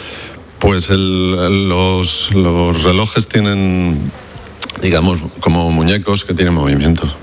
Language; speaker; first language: Spanish; native; Spanish